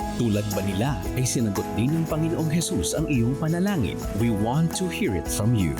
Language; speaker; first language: Filipino; native; Filipino